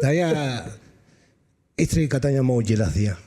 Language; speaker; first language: Indonesian; non-native, fluent; Spanish